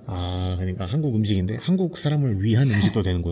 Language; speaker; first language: Korean; native; Korean